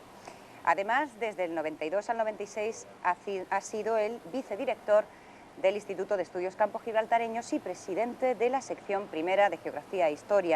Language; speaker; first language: Spanish; native; Spanish